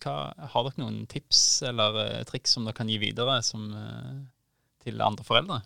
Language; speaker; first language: Norwegian; native; Norwegian